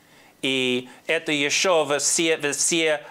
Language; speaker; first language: Russian; non-native, learner; English